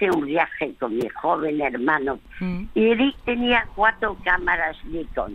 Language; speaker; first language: Spanish; early bilingual, other home language; French